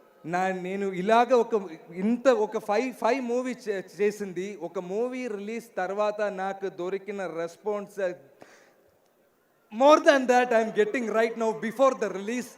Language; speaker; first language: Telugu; non-native, learner; Malayalam